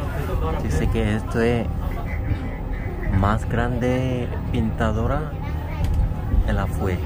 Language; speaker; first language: Spanish; non-native, fluent; Korean